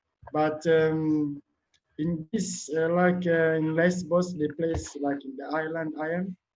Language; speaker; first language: English; non-native, learner; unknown